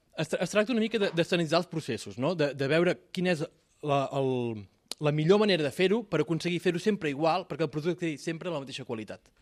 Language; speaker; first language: Catalan; native; Catalan